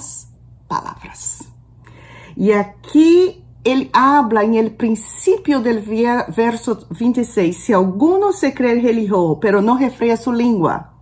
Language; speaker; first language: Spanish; non-native, learner; Portuguese